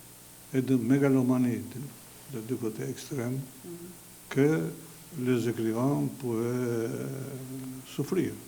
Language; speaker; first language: French; non-native, fluent; Albanian